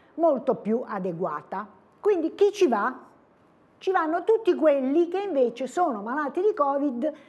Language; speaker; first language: Italian; native; Italian